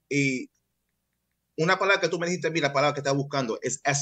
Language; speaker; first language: Spanish; early bilingual, heritage; English